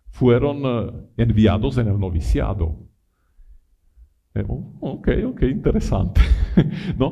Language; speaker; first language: Spanish; non-native, fluent; Italian